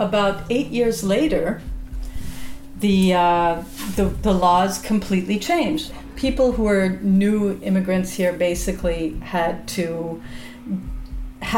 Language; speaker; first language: English; native; English